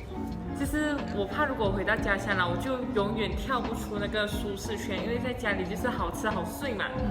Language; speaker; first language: Chinese; native; Chinese